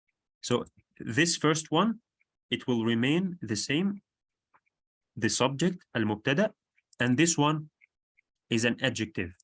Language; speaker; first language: English; non-native, fluent; Arabic